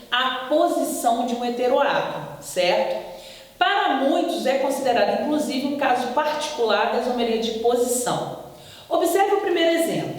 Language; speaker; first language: Portuguese; native; Portuguese